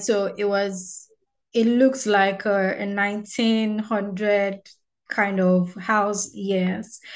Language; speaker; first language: English; non-native, local second language; Yoruba